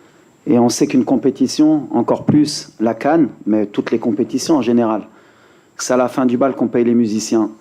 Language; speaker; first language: French; native; French